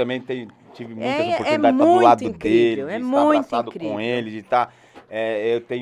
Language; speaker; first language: Portuguese; native; Portuguese